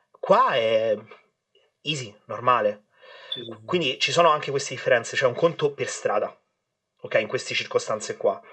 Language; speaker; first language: Italian; native; Italian